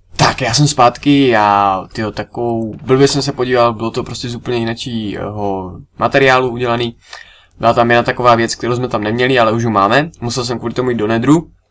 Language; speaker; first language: Czech; native; Czech